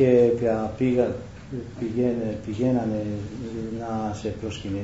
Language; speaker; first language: Greek; non-native, learner; Romanian